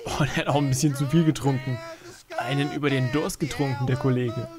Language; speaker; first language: German; native; German